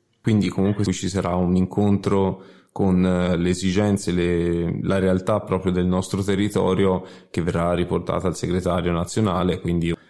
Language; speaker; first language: Italian; native; Italian